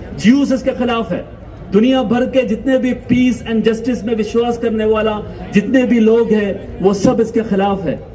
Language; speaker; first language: Urdu; non-native, local second language; Malayalam